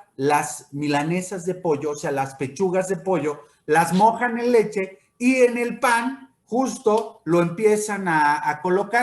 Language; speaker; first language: Spanish; native; Spanish